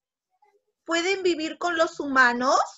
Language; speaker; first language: Spanish; native; Spanish